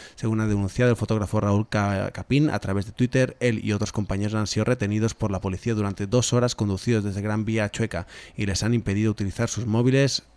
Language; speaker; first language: Spanish; non-native, local second language; Catalan